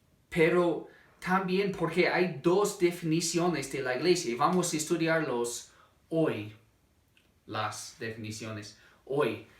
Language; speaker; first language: Spanish; non-native, fluent; English